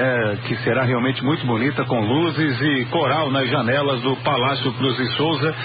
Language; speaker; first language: Portuguese; native; Portuguese